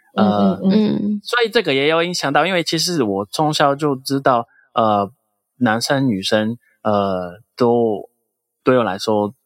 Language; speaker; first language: Chinese; non-native, fluent; Portuguese